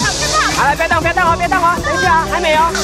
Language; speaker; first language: Chinese; native; Chinese